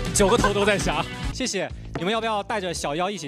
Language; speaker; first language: Chinese; native; Chinese